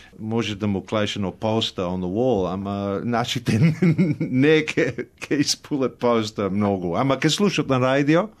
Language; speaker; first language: Macedonian; early bilingual, heritage; Macedonian